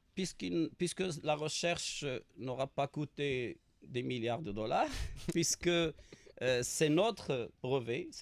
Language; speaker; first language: French; non-native, local second language; Arabic